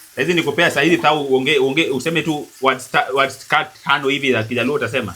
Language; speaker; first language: Swahili; non-native, local second language; Luo (Kenya and Tanzania)